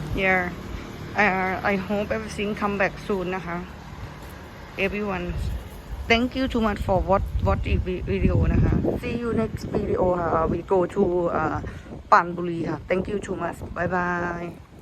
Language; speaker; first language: English; non-native, learner; Thai